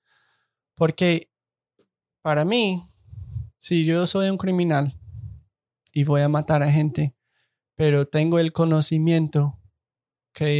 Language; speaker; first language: Spanish; non-native, fluent; English